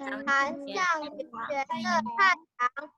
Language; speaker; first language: Chinese; non-native, learner; Indonesian